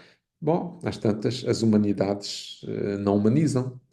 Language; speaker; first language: Portuguese; native; Portuguese